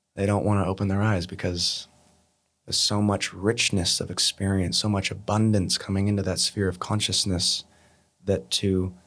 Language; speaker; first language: English; native; English